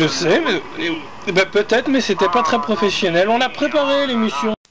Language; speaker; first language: French; native; French